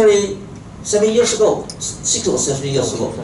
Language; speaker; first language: English; non-native, local second language; Chinese